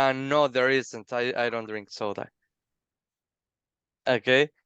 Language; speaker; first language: English; non-native, fluent; Spanish